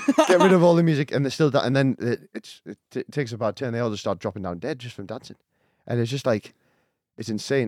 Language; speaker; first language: English; native; English